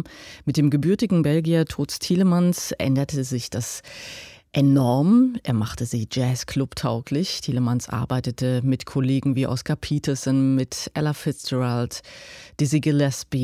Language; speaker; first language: German; native; German